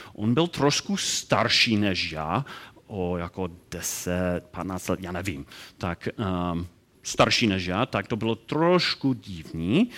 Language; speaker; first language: Czech; non-native, learner; English